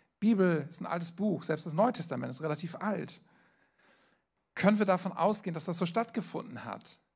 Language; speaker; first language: German; native; German